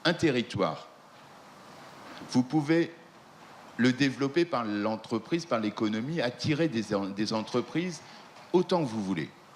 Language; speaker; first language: French; native; French